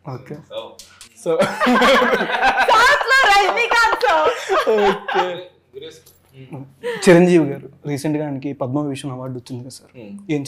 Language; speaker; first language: Telugu; native; Telugu